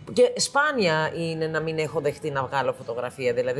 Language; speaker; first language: Greek; early bilingual, heritage; Greek